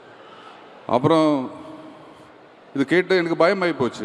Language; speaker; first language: Tamil; non-native, learner; Malayalam